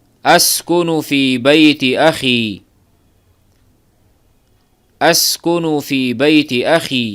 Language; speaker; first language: Arabic; non-native, fluent; Urdu